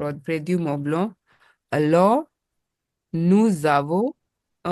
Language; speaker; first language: French; non-native, learner; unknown